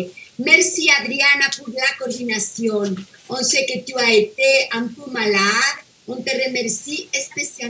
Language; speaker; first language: French; non-native, fluent; Spanish